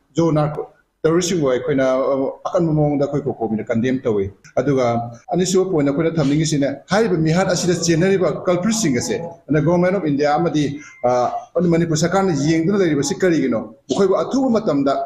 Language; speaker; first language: Manipuri; native; Manipuri